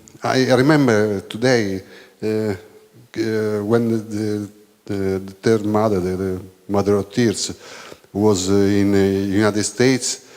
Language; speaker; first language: English; non-native, learner; Italian